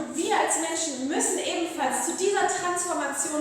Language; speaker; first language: German; native; German